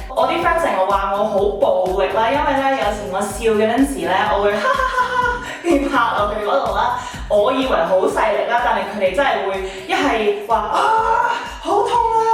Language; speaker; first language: Cantonese; early bilingual, heritage; Cantonese